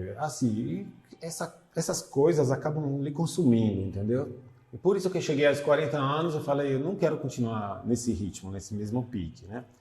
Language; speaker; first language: Portuguese; non-native, fluent; Italian